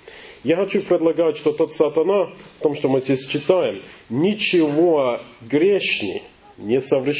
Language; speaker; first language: Russian; non-native, learner; English